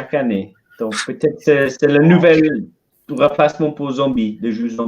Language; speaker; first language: French; non-native, learner; English